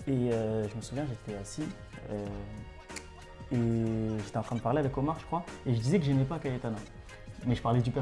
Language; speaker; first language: French; native; French